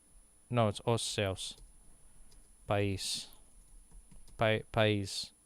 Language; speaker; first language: Portuguese; non-native, learner; English